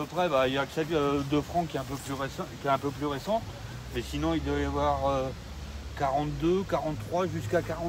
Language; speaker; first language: French; native; French